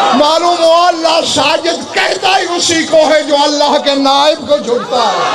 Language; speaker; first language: Urdu; non-native, local second language; Saraiki